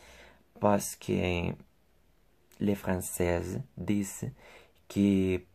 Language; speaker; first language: French; non-native, learner; Spanish